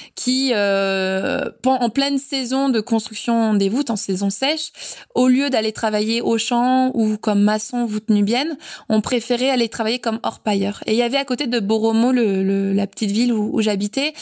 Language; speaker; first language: French; native; French